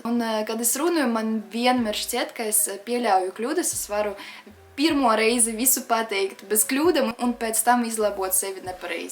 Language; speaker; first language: Latvian; non-native, local second language; Russian